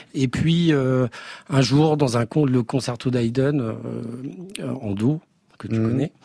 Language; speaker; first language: French; native; French